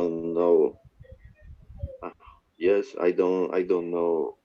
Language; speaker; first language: English; non-native, learner; Spanish